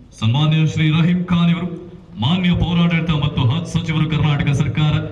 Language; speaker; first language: Kannada; native; Kannada